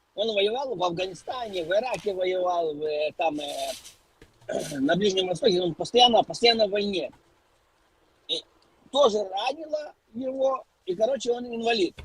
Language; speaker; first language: Russian; non-native, local second language; Ukrainian